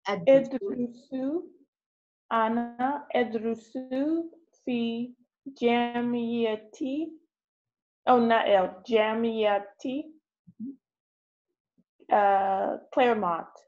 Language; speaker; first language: Arabic; non-native, learner; English